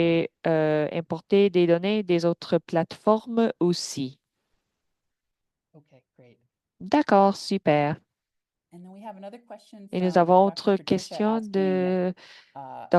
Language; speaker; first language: French; non-native, fluent; English